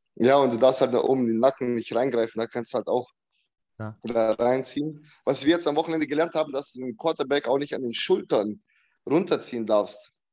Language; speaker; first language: German; early bilingual, other home language; Bosnian